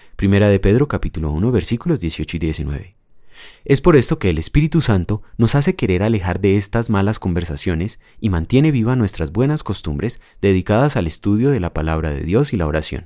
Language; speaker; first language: Spanish; native; Spanish